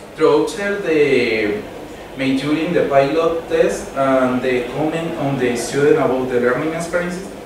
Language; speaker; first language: English; non-native, learner; Spanish